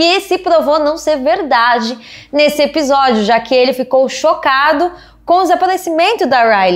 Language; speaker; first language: Portuguese; native; Portuguese